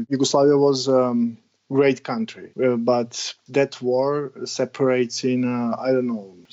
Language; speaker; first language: English; non-native, learner; Serbian